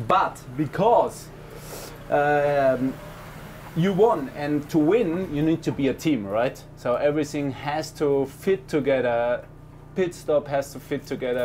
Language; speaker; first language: English; non-native, fluent; German